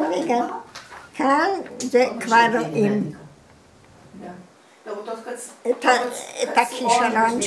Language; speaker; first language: Hebrew; non-native, fluent; Croatian